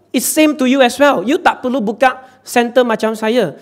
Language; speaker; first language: English; non-native, local second language; Chinese